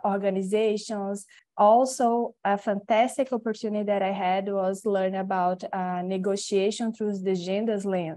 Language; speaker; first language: English; non-native, learner; Portuguese